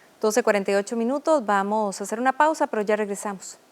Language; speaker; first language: Spanish; native; Spanish